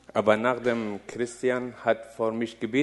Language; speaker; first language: German; non-native, learner; Russian